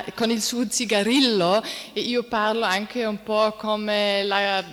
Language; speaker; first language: Italian; non-native, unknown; German